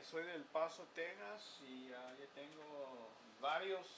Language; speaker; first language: Spanish; early bilingual, heritage; Spanish